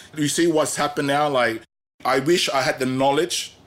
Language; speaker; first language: English; native; English